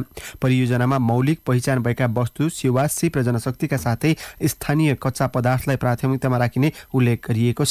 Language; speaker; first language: Nepali; native; Nepali